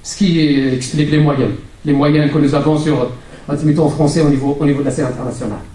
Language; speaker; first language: French; non-native, local second language; Arabic